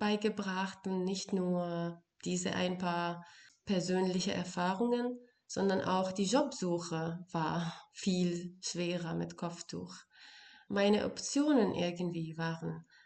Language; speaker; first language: German; non-native, fluent; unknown